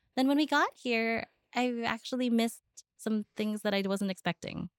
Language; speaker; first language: English; native; English